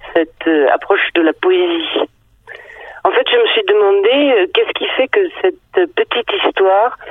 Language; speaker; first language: French; early bilingual, other home language; Danish